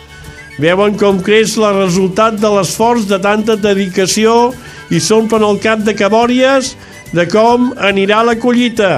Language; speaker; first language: Catalan; native; Catalan